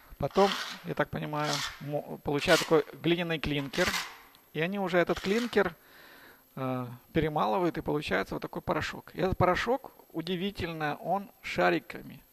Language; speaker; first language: Russian; native; Russian